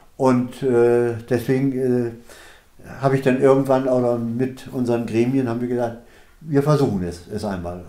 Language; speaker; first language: German; native; German